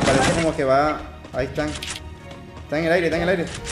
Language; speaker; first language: Spanish; native; Spanish